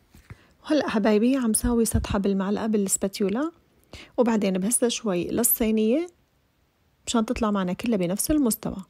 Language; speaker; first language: Arabic; native; Arabic